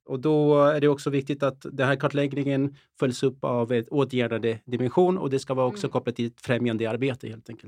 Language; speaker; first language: Swedish; early bilingual, other home language; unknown